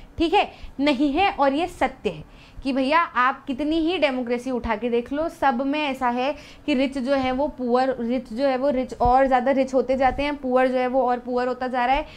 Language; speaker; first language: Hindi; native; Hindi